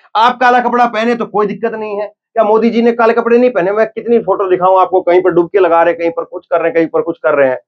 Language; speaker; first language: Hindi; native; Hindi